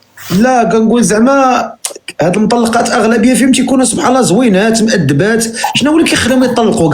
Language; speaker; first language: Arabic; native; Arabic